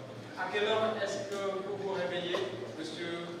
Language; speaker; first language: French; non-native, fluent; Indonesian